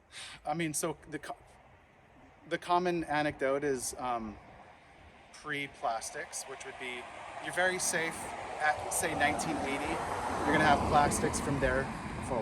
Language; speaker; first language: English; native; English